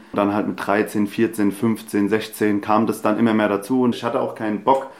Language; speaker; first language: German; native; German